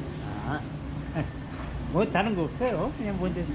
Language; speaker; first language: Korean; native; Korean